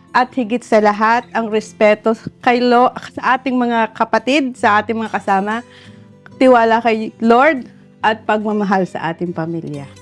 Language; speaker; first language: Filipino; native; Filipino